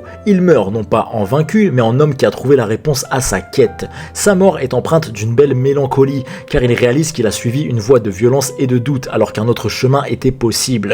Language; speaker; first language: French; native; French